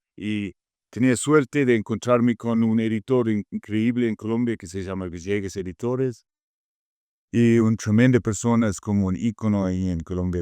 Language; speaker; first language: Spanish; non-native, fluent; English